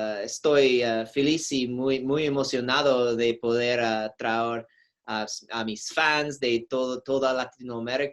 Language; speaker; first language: Spanish; non-native, learner; English